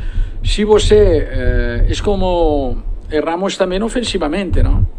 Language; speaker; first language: Portuguese; non-native, fluent; Spanish